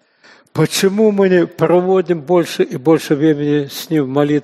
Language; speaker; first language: Russian; native; Russian